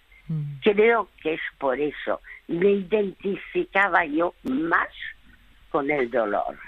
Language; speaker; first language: Spanish; early bilingual, other home language; French